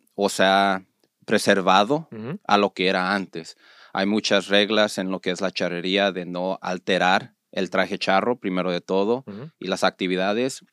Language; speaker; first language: Spanish; early bilingual, heritage; Spanish